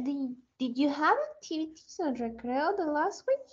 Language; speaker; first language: English; non-native, learner; Spanish